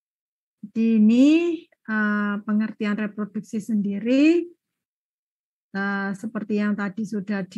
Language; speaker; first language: Indonesian; native; Indonesian